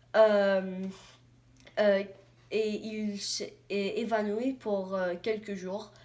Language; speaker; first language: French; non-native, learner; English